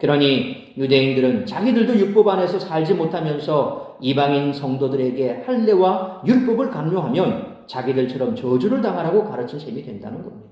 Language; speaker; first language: Korean; native; Korean